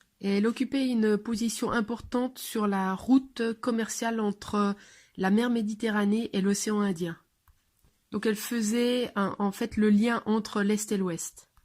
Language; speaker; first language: French; non-native, fluent; English